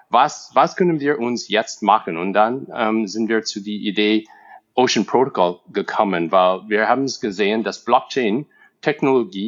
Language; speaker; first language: German; non-native, fluent; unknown